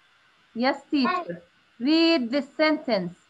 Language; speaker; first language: English; non-native, learner; Arabic